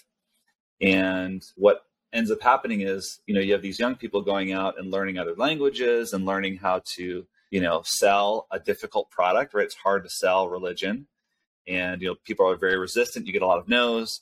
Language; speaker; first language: English; early bilingual, other home language; Spanish